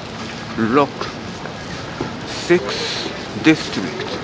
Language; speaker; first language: English; non-native, learner; Japanese